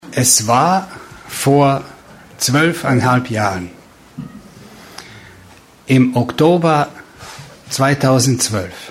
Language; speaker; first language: German; non-native, fluent; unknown